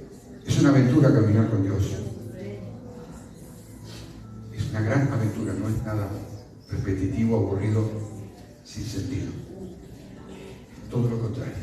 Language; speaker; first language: Spanish; native; Spanish